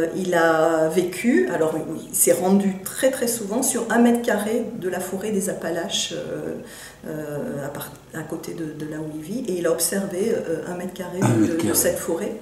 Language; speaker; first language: French; native; French